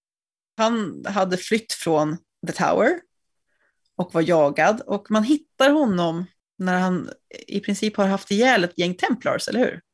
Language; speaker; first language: Swedish; native; Swedish